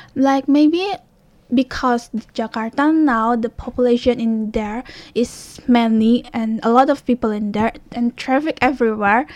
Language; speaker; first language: English; non-native, learner; Indonesian